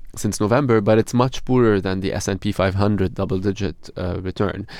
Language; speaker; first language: English; non-native, fluent; Arabic